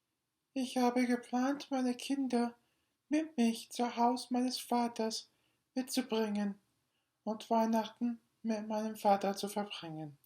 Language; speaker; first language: German; non-native, learner; English